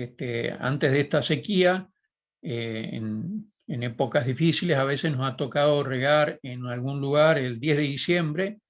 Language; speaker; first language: Spanish; native; Spanish